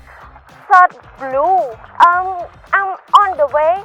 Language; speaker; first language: English; non-native, learner; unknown